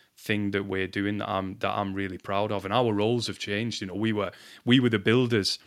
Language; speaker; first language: English; native; English